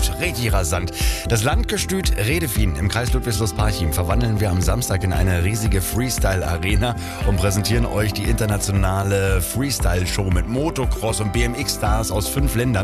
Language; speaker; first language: German; native; German